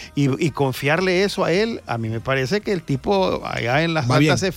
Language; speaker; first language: Spanish; native; Spanish